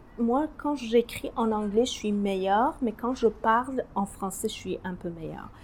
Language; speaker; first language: French; non-native, learner; Persian